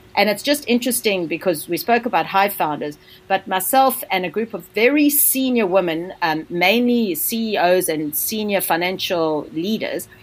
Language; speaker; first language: English; native; English